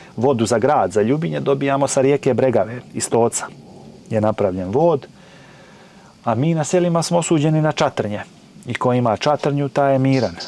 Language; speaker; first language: Bosnian; native; Bosnian